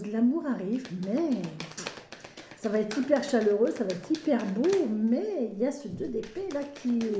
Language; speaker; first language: French; native; French